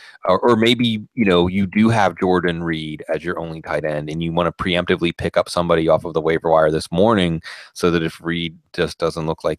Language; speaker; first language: English; native; English